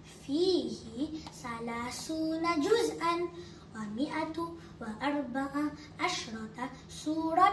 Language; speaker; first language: Arabic; non-native, learner; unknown